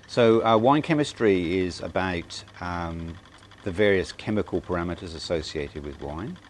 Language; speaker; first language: English; native; English